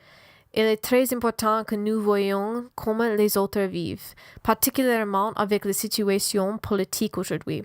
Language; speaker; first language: French; non-native, learner; English